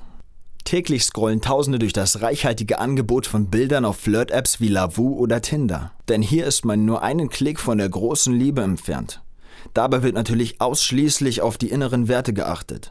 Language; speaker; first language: German; native; German